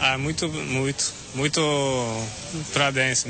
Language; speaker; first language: Portuguese; non-native, fluent; Swedish